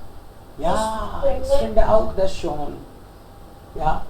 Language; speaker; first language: German; non-native, learner; Hindi